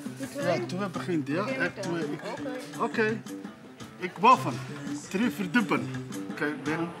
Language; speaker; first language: Dutch; non-native, learner; Somali